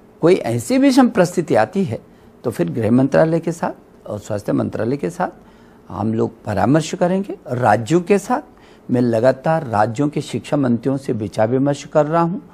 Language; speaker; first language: Hindi; native; Hindi